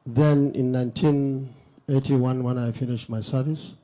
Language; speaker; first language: English; non-native, local second language; Hausa